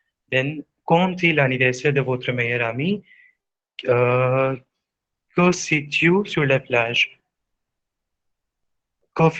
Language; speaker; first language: French; non-native, fluent; Hindi